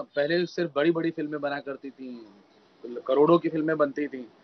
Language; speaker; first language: Hindi; native; Hindi